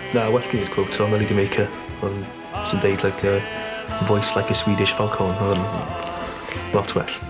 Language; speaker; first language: Welsh; native; Welsh